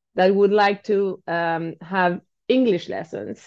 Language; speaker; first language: English; non-native, fluent; Spanish